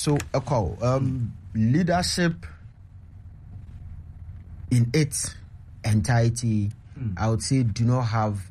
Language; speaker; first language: English; non-native, local second language; Akan